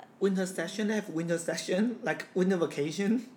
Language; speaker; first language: English; non-native, fluent; Chinese